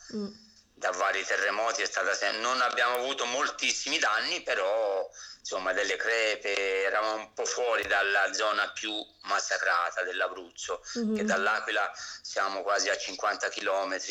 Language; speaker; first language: Italian; native; Italian